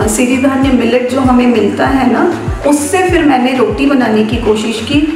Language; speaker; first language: Hindi; native; Hindi